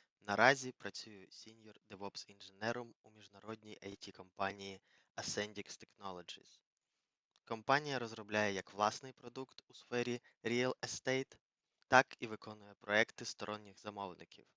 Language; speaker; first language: Ukrainian; native; Ukrainian